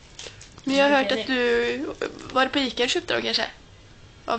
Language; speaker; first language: Swedish; native; Swedish